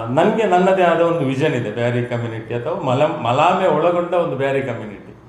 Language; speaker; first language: Kannada; non-native, local second language; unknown